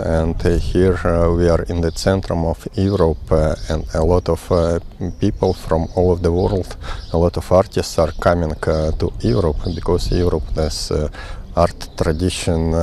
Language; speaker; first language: English; non-native, learner; Russian